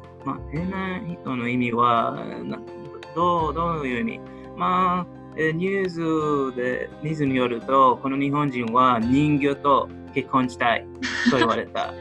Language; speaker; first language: Japanese; non-native, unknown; Hebrew